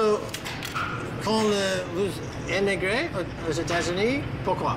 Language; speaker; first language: French; non-native, learner; English